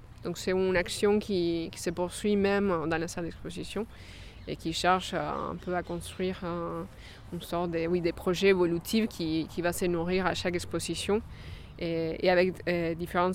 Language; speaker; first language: French; non-native, fluent; Spanish